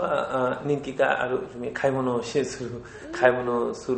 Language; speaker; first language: Japanese; non-native, learner; Bangla